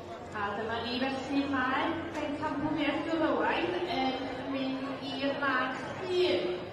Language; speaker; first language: Welsh; native; Welsh